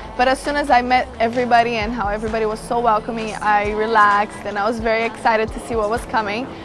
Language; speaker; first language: English; early bilingual, other home language; Portuguese